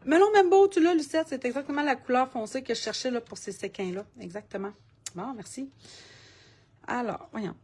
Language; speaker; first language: French; native; French